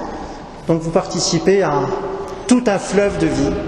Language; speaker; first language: French; native; French